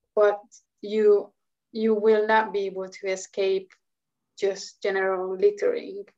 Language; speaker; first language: English; non-native, fluent; Hungarian